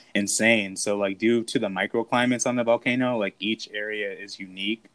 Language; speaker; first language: English; native; English